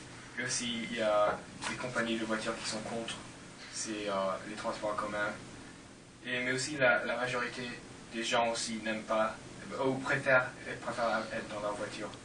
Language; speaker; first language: French; non-native, learner; English